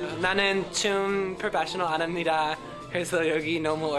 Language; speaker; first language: Korean; non-native, learner; English